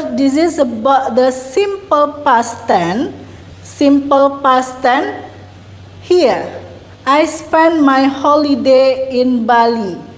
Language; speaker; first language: English; non-native, learner; Indonesian